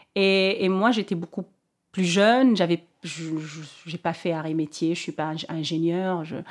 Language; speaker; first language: French; non-native, local second language; Arabic